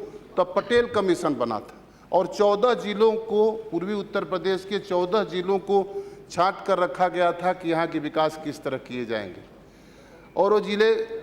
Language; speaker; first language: Hindi; native; Hindi